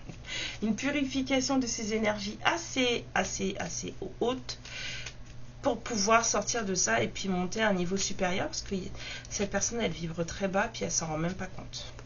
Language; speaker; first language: French; native; French